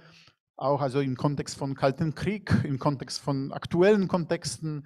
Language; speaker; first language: German; non-native, fluent; Polish